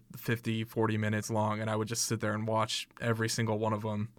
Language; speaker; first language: English; native; English